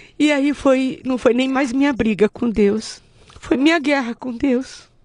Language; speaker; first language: Portuguese; native; Portuguese